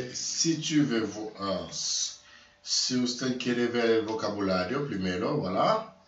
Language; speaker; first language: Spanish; non-native, learner; Haitian Creole